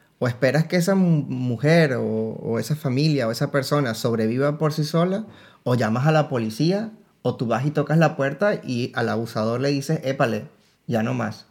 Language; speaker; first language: Spanish; native; Spanish